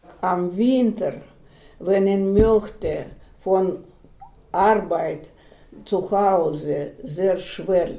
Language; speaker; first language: German; non-native, learner; Russian